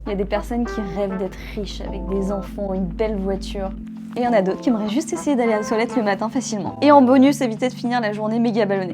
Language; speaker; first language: French; native; French